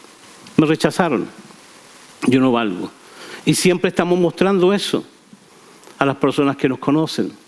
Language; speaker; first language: Spanish; native; Spanish